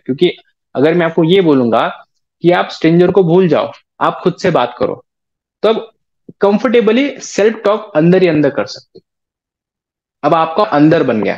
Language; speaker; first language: Hindi; native; Hindi